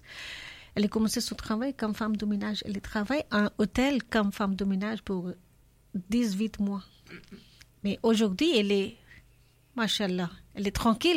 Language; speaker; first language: French; non-native, learner; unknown